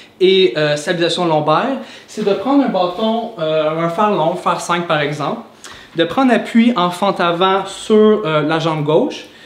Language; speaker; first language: French; native; French